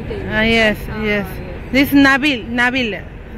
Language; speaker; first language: English; non-native, learner; Spanish